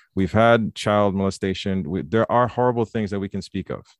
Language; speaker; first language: English; native; English